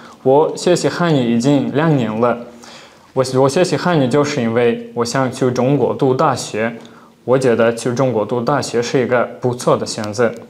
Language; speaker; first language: Chinese; non-native, learner; Tajik